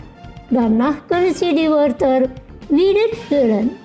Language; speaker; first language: German; non-native, fluent; Indonesian